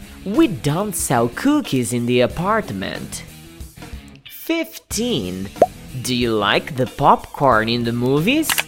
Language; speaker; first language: English; non-native, fluent; Portuguese